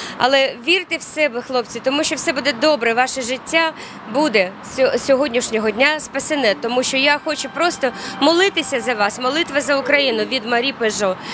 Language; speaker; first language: Ukrainian; non-native, local second language; Russian